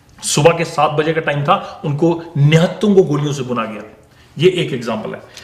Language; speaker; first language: Hindi; non-native, local second language; Kashmiri